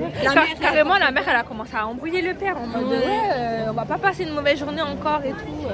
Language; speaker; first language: French; native; French